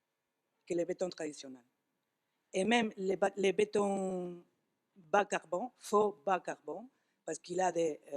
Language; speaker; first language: French; non-native, fluent; Spanish